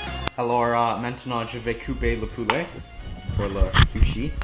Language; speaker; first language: French; non-native, learner; English